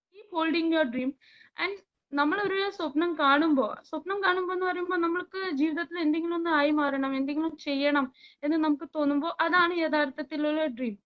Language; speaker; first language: Malayalam; early bilingual, heritage; Malayalam